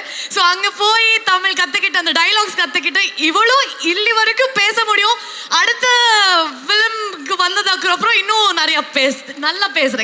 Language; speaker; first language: Tamil; non-native, local second language; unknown